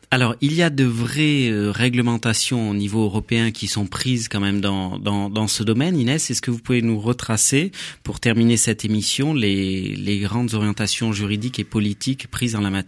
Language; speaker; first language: French; native; French